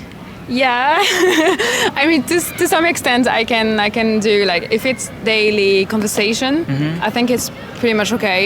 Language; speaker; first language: English; non-native, fluent; French